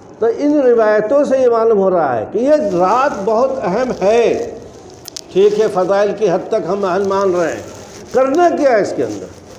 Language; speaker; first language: Urdu; native; Urdu